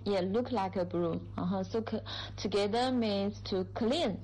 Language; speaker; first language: English; non-native, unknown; Chinese